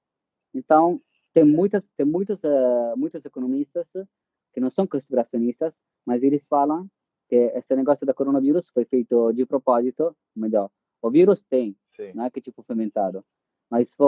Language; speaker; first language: Portuguese; non-native, fluent; Italian